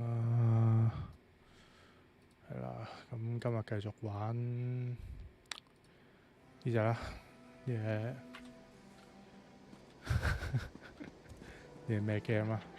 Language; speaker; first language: Chinese; native; Chinese